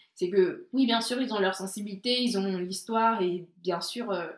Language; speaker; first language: French; native; French